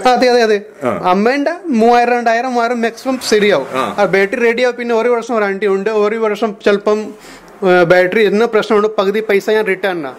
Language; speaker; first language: Malayalam; non-native, learner; Hindi